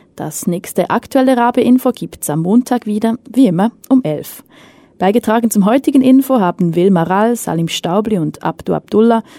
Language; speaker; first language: German; native; German